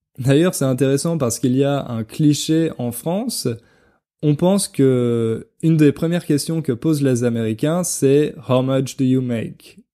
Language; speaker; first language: French; native; French